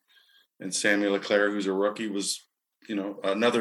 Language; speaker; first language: English; native; English